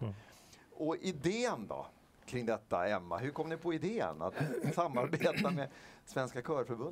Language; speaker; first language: Swedish; native; Swedish